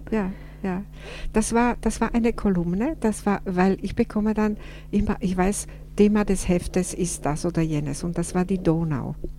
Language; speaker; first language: German; non-native, fluent; Slovak